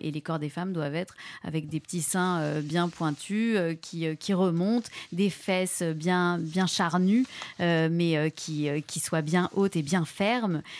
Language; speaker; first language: French; native; French